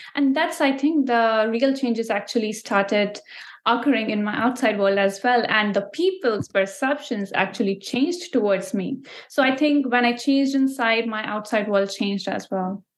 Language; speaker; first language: English; non-native, local second language; Punjabi